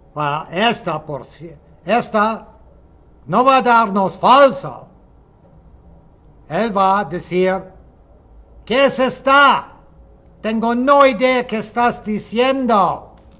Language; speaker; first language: Spanish; non-native, fluent; English